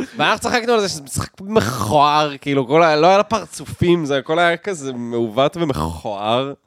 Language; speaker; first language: Hebrew; native; Hebrew